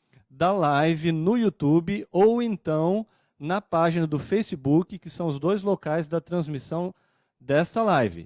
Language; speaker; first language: Portuguese; native; Portuguese